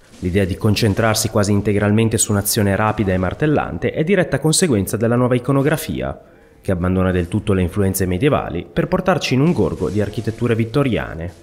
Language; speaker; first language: Italian; native; Italian